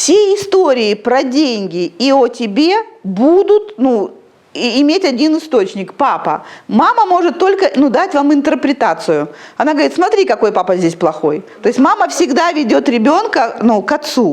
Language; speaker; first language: Russian; native; Russian